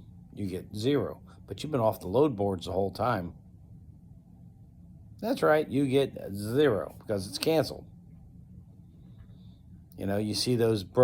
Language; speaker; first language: English; native; English